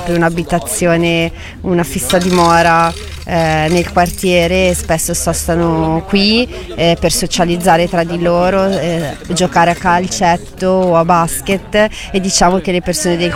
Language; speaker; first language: Italian; native; Italian